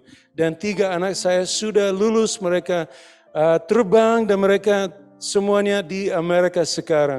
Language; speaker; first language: Indonesian; non-native, fluent; English